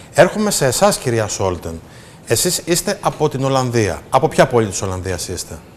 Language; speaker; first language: Greek; native; Greek